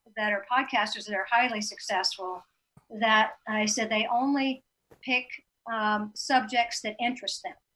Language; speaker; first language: English; native; English